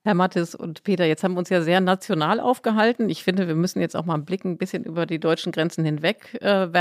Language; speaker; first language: German; native; German